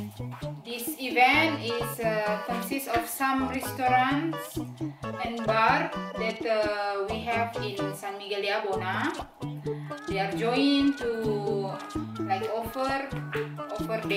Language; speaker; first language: English; non-native, fluent; Indonesian